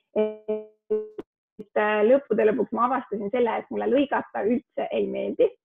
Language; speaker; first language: Estonian; early bilingual, heritage; Estonian